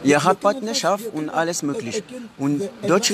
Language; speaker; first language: German; non-native, fluent; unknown